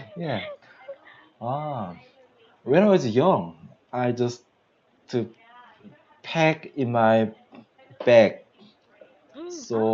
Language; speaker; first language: English; non-native, learner; Korean